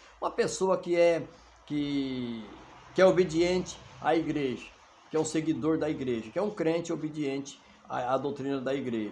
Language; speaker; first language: Portuguese; native; Portuguese